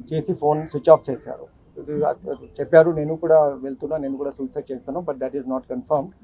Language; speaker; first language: Telugu; non-native, fluent; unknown